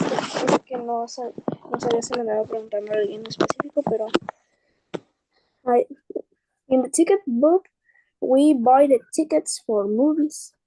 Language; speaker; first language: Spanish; native; Spanish